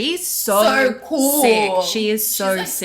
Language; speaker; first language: English; native; English